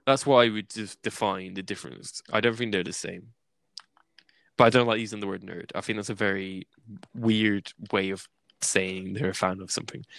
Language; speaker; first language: English; native; English